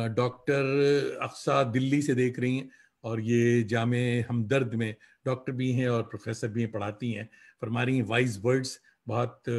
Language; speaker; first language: Hindi; native; Hindi